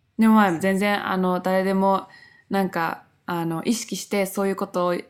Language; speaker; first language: Japanese; early bilingual, heritage; Japanese